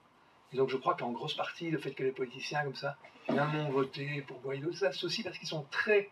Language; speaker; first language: French; native; French